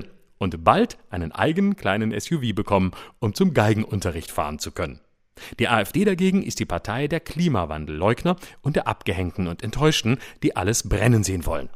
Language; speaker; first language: German; native; German